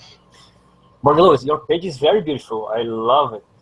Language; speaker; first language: English; non-native, learner; Portuguese